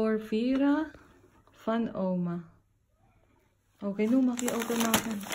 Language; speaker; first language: Dutch; non-native, fluent; Filipino